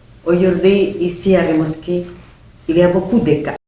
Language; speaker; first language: French; non-native, fluent; Spanish